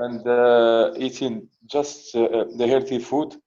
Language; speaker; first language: English; non-native, learner; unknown